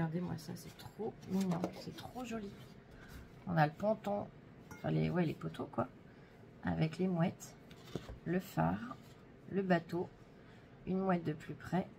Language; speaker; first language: French; native; French